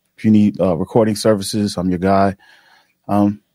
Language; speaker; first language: English; native; English